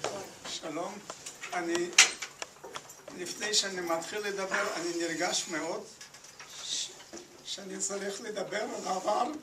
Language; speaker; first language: Hebrew; non-native, fluent; Yiddish